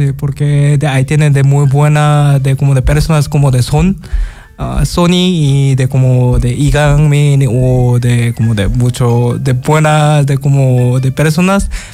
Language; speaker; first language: Spanish; non-native, learner; Korean